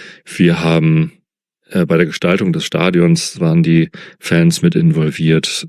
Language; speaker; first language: German; native; German